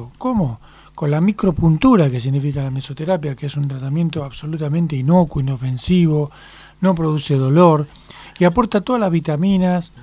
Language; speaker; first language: Spanish; native; Spanish